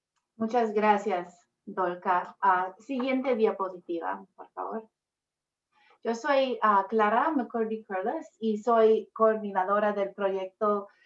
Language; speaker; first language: Spanish; non-native, fluent; English